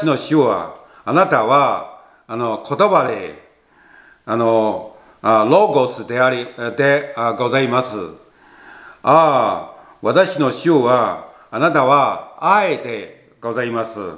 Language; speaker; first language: Japanese; non-native, learner; Chinese